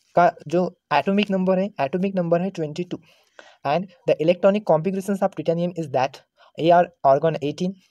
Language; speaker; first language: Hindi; non-native, local second language; Marathi